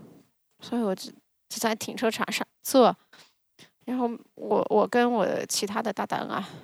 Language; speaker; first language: Chinese; early bilingual, heritage; Chinese